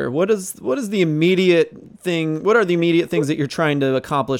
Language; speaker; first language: English; native; English